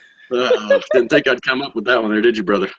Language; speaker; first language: English; native; English